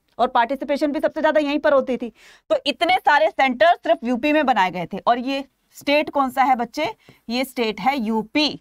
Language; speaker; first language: Hindi; native; Hindi